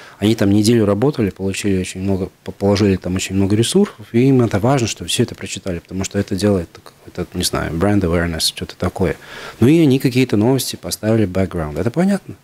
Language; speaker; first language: Russian; non-native, local second language; Latvian